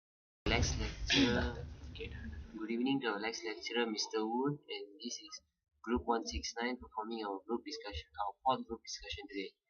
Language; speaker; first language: English; non-native, local second language; Malay